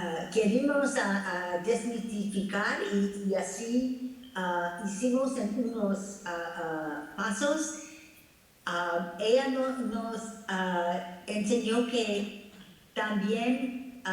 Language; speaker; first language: Spanish; non-native, fluent; English